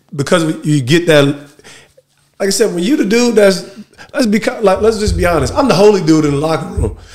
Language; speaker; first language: English; native; English